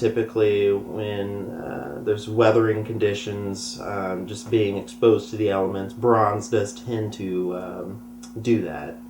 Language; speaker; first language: English; native; English